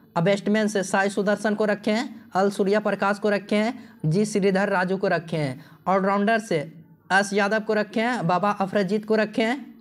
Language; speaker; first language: Hindi; native; Hindi